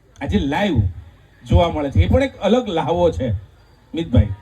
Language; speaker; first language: Gujarati; native; Gujarati